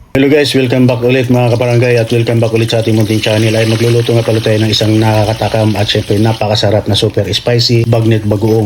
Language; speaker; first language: Filipino; native; Filipino